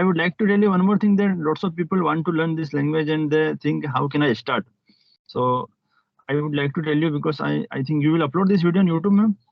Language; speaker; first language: English; non-native, local second language; Hindi